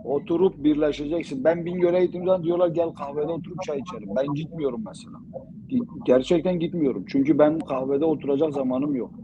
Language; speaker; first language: Turkish; non-native, local second language; Zaza